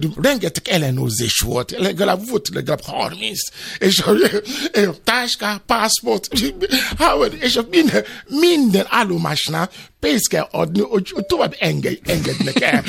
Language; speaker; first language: Hungarian; non-native, learner; Albanian